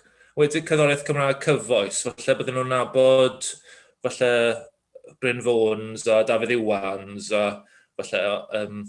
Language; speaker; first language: Welsh; native; Welsh